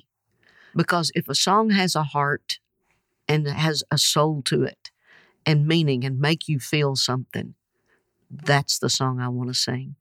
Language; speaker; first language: English; native; English